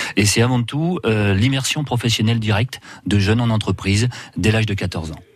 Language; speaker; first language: French; native; French